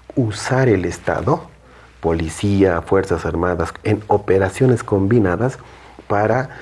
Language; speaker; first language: Spanish; native; Spanish